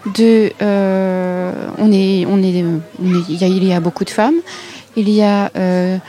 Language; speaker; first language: French; native; French